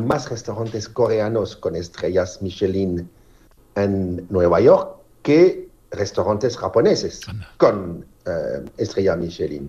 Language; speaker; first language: Spanish; non-native, fluent; French